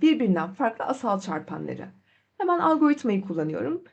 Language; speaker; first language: Turkish; native; Turkish